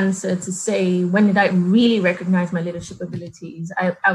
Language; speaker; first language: English; non-native, local second language; Yoruba